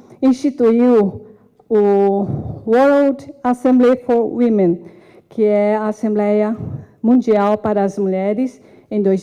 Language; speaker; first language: Portuguese; non-native, fluent; Japanese